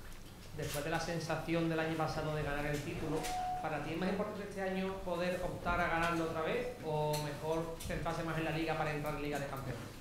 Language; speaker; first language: Spanish; native; Spanish